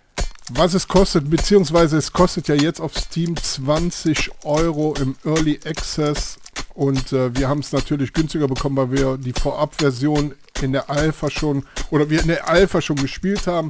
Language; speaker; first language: German; native; German